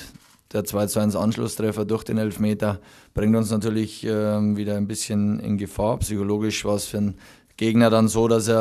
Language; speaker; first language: German; native; German